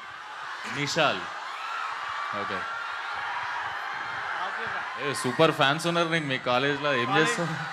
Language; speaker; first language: Telugu; native; Telugu